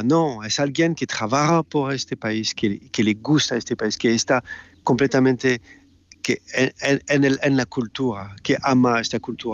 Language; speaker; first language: Spanish; non-native, fluent; French